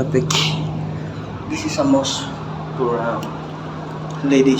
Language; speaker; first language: English; non-native, learner; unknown